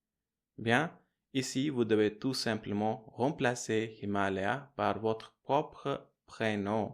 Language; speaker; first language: French; non-native, fluent; Hindi